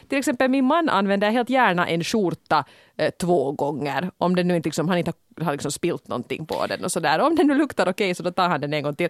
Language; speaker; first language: Swedish; native; Swedish